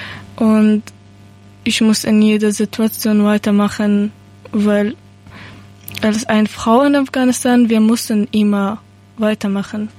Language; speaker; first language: German; non-native, learner; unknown